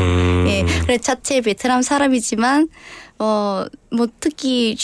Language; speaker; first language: Korean; non-native, learner; Vietnamese